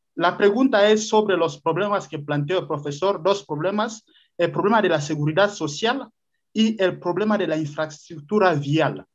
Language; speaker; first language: Spanish; non-native, fluent; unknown